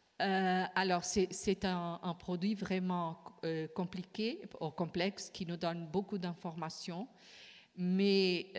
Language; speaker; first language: French; non-native, fluent; Portuguese